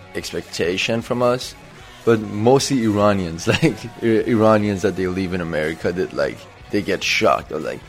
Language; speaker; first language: English; non-native, fluent; Persian